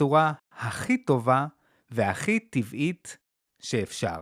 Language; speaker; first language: Hebrew; native; Hebrew